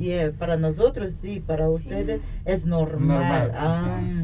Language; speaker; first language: Spanish; non-native, learner; Portuguese